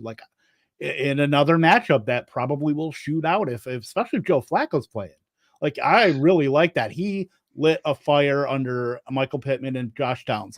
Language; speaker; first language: English; native; English